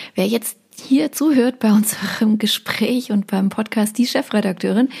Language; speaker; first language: German; native; German